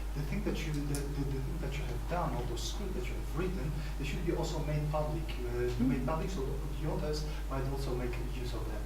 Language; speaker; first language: English; non-native, fluent; Polish